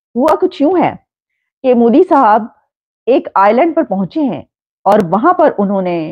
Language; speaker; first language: Hindi; native; Hindi